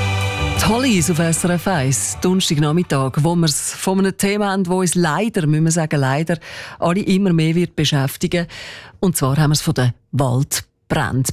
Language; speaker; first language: German; native; German